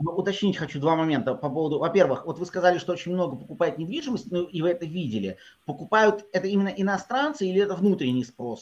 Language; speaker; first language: Russian; native; Russian